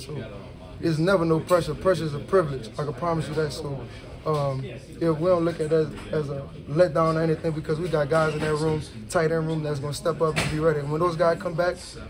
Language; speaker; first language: English; native; English